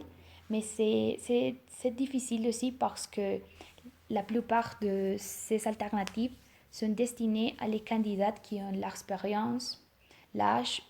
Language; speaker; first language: French; non-native, learner; Spanish